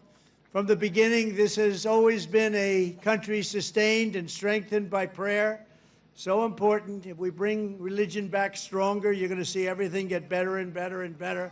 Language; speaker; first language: English; native; English